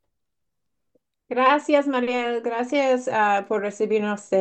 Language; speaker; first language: Spanish; non-native, fluent; English